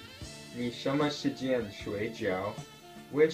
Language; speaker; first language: Chinese; non-native, learner; English